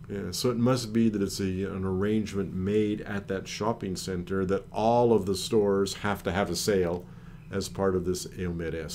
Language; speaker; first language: English; native; English